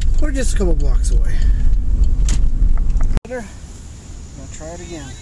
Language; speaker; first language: English; native; English